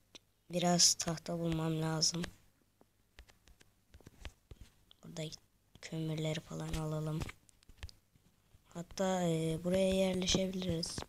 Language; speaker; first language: Turkish; native; Turkish